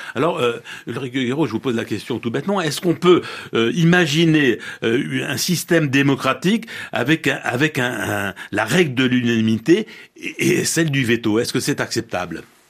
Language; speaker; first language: French; native; French